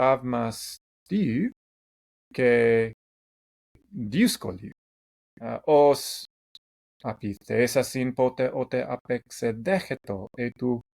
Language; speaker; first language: Greek; non-native, learner; English